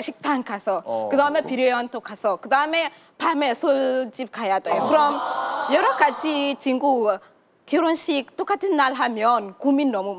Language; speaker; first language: Korean; non-native, learner; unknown